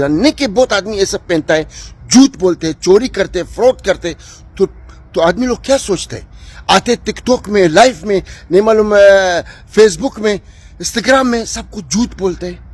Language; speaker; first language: Hindi; non-native, fluent; Arabic